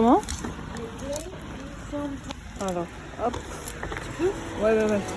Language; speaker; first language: French; non-native, fluent; Hindi